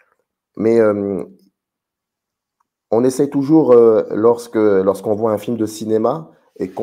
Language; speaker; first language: French; native; French